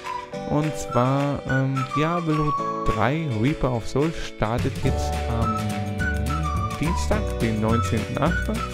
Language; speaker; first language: German; native; German